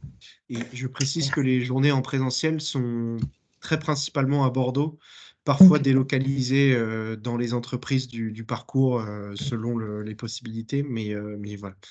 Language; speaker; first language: French; native; French